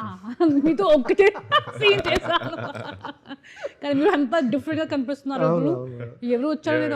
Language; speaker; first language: Telugu; non-native, fluent; Hindi